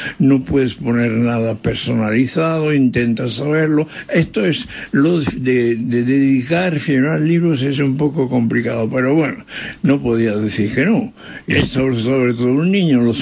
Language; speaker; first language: Spanish; non-native, fluent; French